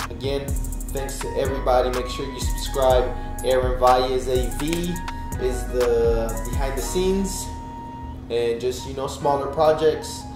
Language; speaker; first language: English; early bilingual, other home language; Spanish